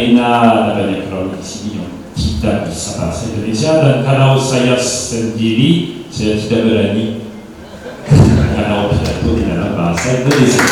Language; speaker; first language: Indonesian; non-native, learner; French